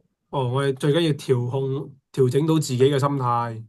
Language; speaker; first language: Chinese; native; Chinese